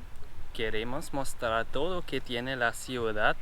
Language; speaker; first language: Spanish; non-native, learner; German